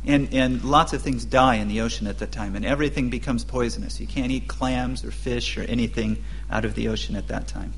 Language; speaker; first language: English; native; English